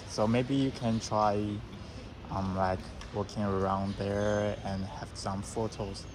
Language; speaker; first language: English; non-native, learner; Chinese